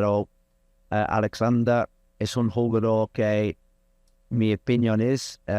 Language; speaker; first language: Spanish; non-native, learner; English